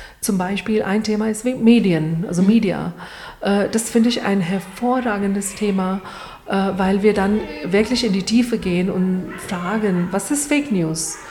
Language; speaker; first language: German; non-native, fluent; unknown